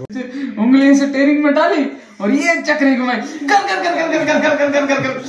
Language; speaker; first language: Hindi; non-native, local second language; Marathi